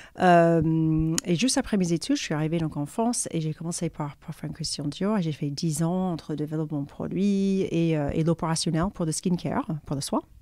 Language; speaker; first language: French; non-native, fluent; English